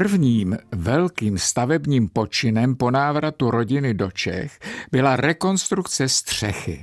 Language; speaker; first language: Czech; native; Czech